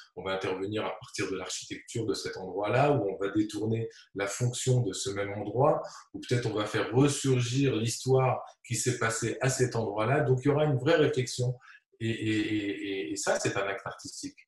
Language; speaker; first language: French; native; French